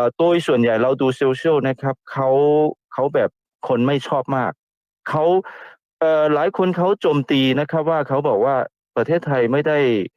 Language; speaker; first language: Thai; non-native, fluent; Chinese